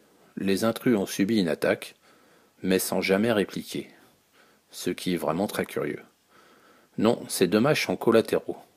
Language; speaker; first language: French; native; French